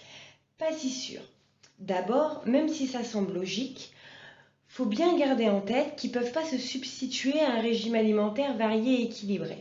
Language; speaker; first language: French; native; French